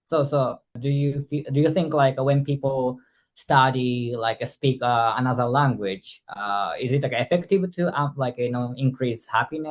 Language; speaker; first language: English; non-native, fluent; Japanese